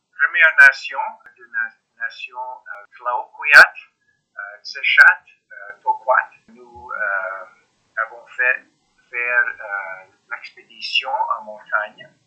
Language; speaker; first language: French; non-native, learner; English